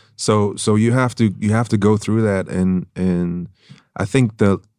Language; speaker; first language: English; non-native, fluent; German